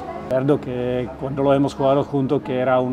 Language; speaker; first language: Spanish; non-native, fluent; Czech